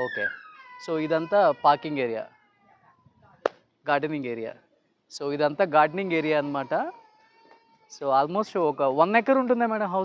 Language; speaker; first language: Telugu; native; Telugu